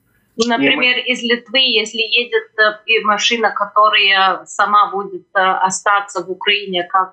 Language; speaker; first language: Ukrainian; non-native, learner; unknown